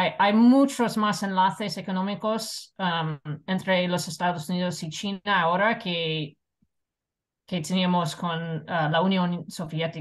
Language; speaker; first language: Spanish; non-native, fluent; English